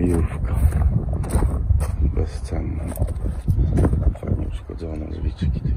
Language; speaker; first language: Polish; native; Polish